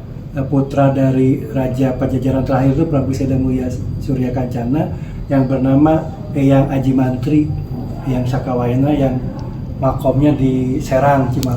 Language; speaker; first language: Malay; non-native, local second language; Sundanese